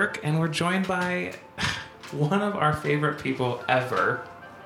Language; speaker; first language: English; native; English